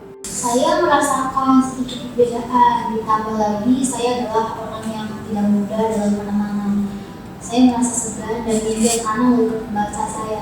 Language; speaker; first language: Indonesian; early bilingual, heritage; Indonesian